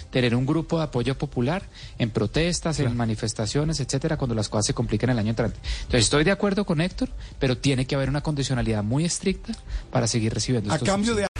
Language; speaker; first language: Spanish; native; Spanish